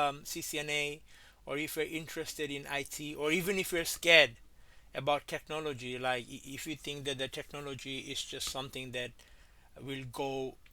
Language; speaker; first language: English; non-native, fluent; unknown